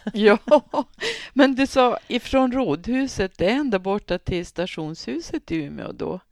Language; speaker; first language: Swedish; native; Swedish